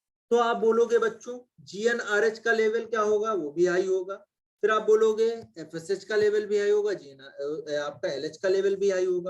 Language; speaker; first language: Hindi; native; Hindi